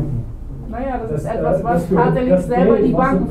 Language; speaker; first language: German; native; German